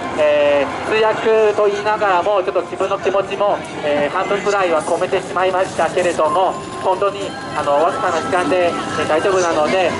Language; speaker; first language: Japanese; non-native, fluent; Chinese